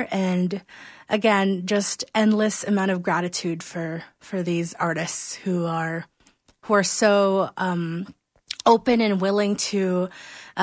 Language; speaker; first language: English; non-native, local second language; Filipino